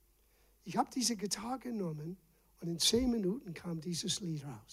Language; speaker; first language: German; non-native, fluent; English